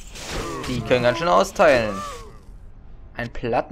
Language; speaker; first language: German; native; German